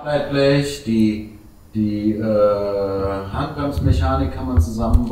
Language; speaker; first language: German; native; German